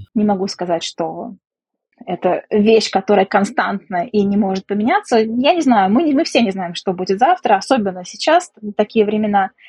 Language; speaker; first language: Russian; native; Russian